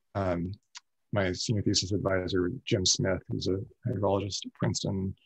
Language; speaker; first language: English; native; English